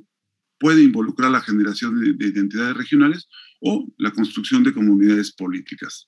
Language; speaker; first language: Spanish; native; Spanish